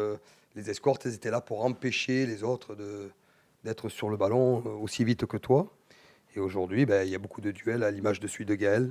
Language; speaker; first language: French; native; French